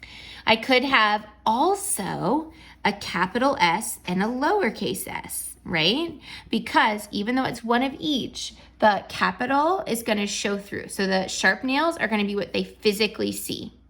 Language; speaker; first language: English; native; English